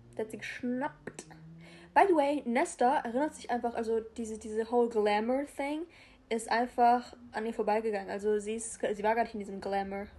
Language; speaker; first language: German; native; German